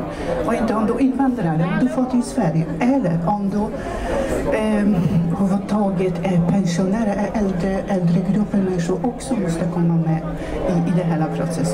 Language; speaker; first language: Swedish; non-native, fluent; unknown